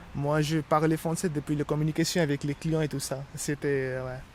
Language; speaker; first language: French; non-native, learner; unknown